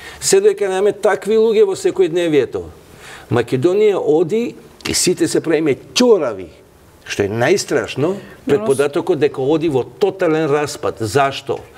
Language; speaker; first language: Macedonian; non-native, local second language; Albanian